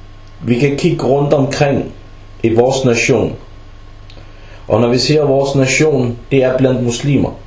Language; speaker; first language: Danish; early bilingual, other home language; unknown